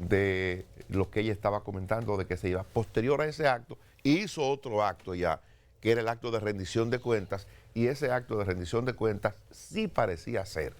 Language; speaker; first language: Spanish; native; Spanish